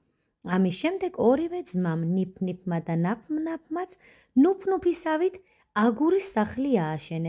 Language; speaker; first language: Georgian; native; Georgian